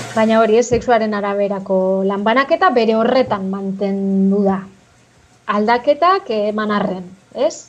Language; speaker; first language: Basque; native; Basque